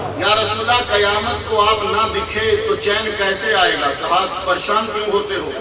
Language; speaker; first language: Urdu; non-native, local second language; Punjabi